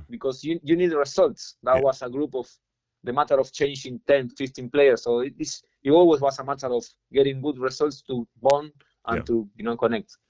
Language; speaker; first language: English; non-native, fluent; Spanish